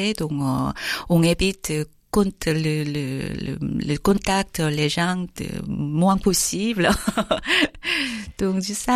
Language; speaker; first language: French; non-native, fluent; Korean